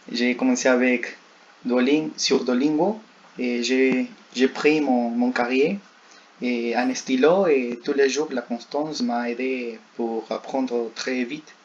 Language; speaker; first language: French; non-native, learner; Spanish